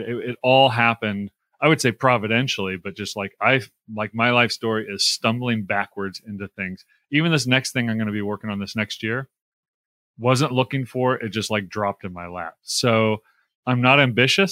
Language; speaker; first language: English; native; English